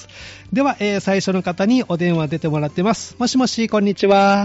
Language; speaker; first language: Japanese; native; Japanese